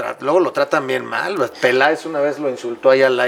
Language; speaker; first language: Spanish; native; Spanish